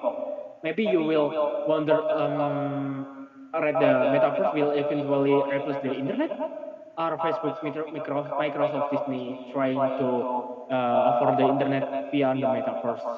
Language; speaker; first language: English; non-native, learner; Indonesian